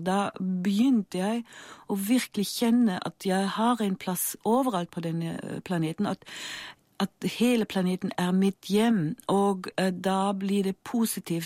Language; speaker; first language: Norwegian; non-native, fluent; German